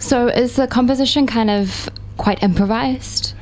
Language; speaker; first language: English; native; English